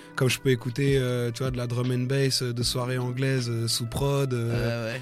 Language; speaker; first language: French; native; French